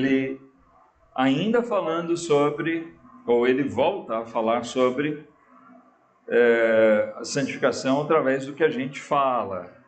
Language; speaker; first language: Portuguese; native; Portuguese